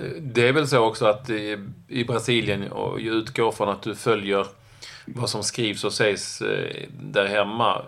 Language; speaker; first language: Swedish; native; Swedish